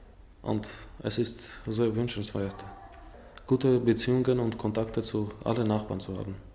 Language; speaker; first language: German; non-native, fluent; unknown